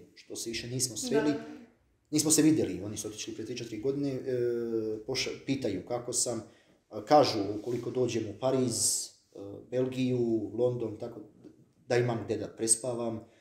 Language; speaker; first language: Serbian; native; Serbian